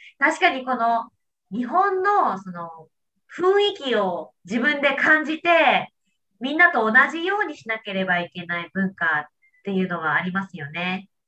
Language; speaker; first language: Japanese; native; Japanese